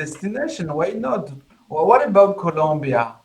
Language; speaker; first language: English; non-native, fluent; French